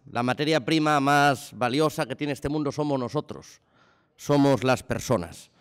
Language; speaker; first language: Spanish; native; Spanish